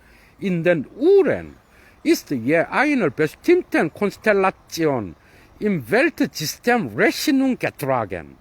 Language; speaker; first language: German; non-native, fluent; Korean